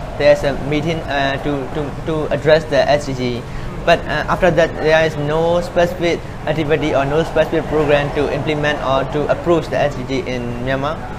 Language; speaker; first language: English; non-native, learner; Burmese